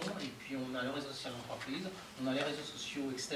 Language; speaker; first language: French; native; French